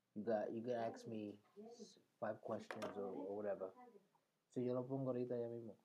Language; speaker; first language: English; early bilingual, other home language; Spanish